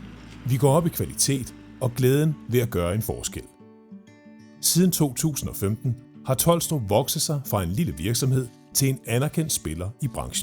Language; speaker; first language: Danish; native; Danish